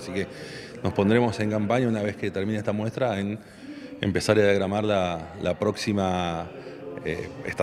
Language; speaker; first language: Spanish; native; Spanish